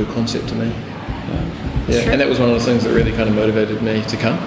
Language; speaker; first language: English; native; English